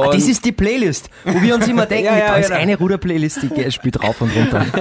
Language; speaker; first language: German; native; German